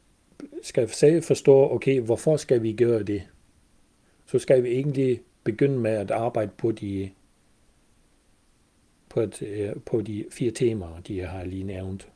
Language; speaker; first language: Danish; non-native, fluent; German